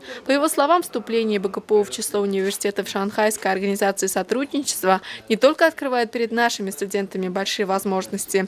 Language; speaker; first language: Russian; native; Russian